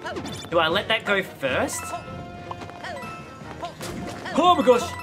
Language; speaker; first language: English; native; English